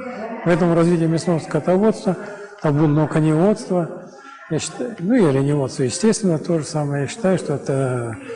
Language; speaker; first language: Russian; native; Russian